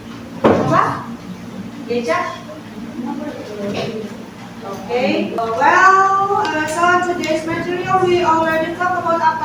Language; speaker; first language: English; non-native, fluent; Indonesian